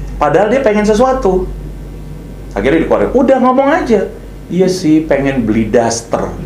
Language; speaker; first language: Indonesian; non-native, local second language; Minangkabau